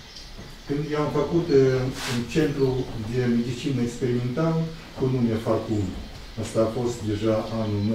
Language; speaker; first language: Romanian; non-native, local second language; Russian